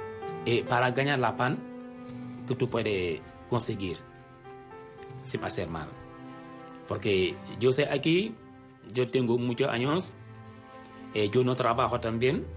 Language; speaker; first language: Spanish; non-native, learner; Wolof